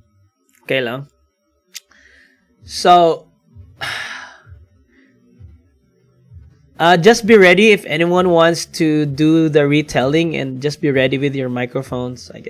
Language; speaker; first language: English; non-native, local second language; Filipino